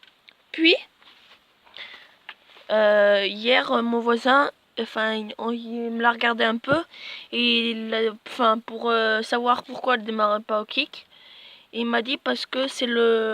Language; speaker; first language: French; native; French